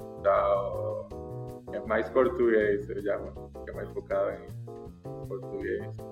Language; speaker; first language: Portuguese; non-native, learner; Spanish